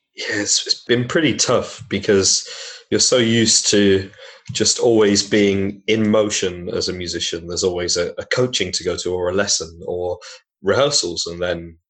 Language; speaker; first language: English; native; English